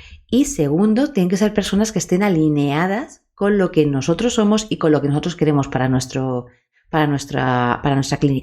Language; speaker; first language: Spanish; native; Spanish